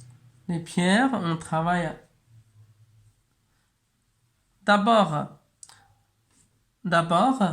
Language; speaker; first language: French; non-native, learner; Chinese